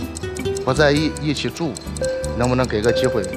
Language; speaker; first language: Chinese; native; Chinese